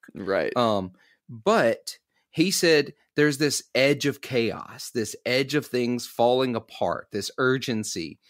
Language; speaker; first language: English; native; English